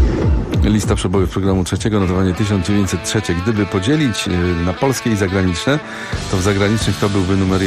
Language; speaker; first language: Polish; native; Polish